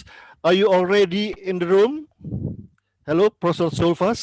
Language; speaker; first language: English; non-native, learner; Indonesian